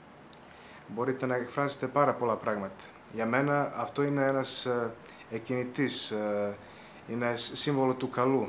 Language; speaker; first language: Greek; non-native, fluent; Serbian